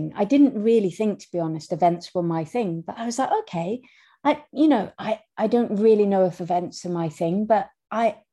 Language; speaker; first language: English; native; English